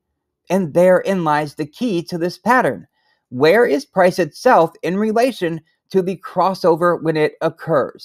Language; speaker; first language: English; native; English